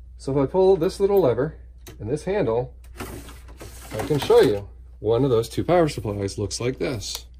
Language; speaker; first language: English; native; English